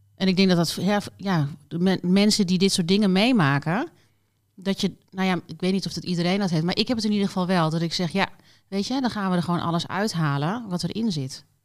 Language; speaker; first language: Dutch; native; Dutch